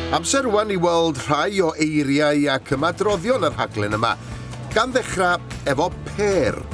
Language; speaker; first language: Welsh; native; Welsh